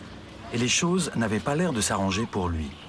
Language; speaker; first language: French; native; French